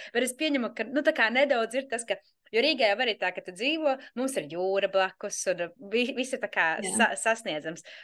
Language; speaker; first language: Latvian; native; Latvian